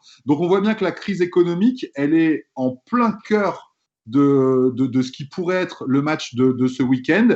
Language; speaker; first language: French; native; French